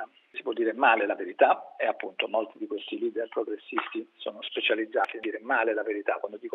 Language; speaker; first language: Italian; native; Italian